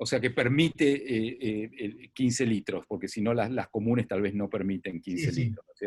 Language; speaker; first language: Spanish; native; Spanish